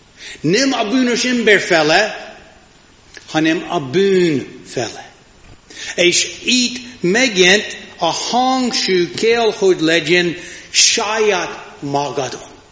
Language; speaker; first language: Hungarian; non-native, fluent; English